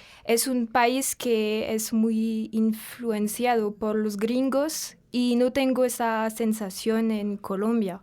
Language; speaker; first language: Spanish; non-native, fluent; French